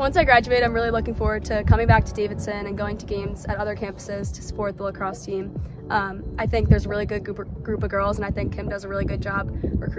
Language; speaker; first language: English; native; English